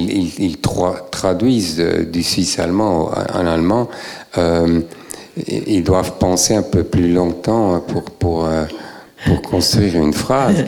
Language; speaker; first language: French; native; French